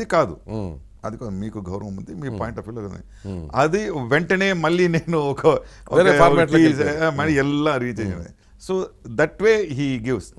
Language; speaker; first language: Telugu; non-native, learner; Tamil